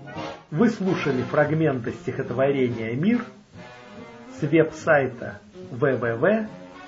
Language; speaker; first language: Russian; native; Russian